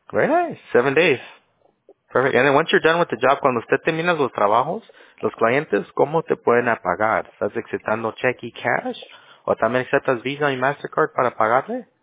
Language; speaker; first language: Spanish; early bilingual, heritage; Spanish